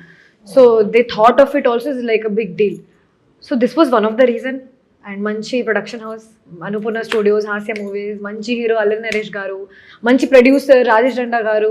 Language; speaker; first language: Telugu; non-native, local second language; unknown